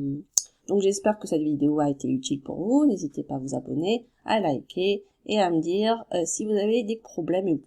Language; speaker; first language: French; native; French